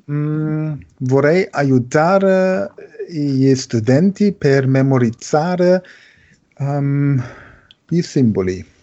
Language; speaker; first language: Italian; non-native, learner; German